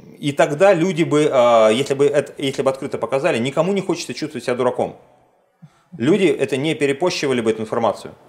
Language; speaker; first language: Russian; native; Russian